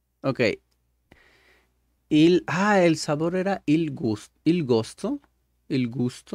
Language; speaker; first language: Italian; non-native, learner; Spanish